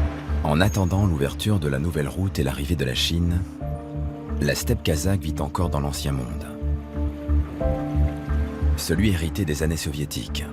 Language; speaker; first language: French; native; French